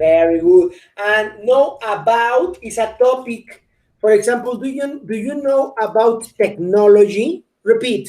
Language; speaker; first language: English; non-native, fluent; Spanish